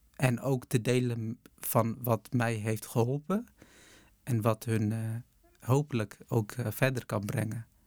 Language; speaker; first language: Dutch; early bilingual, other home language; Tigrinya